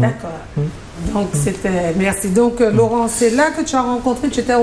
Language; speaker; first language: French; native; French